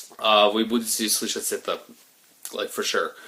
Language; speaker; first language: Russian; non-native, learner; English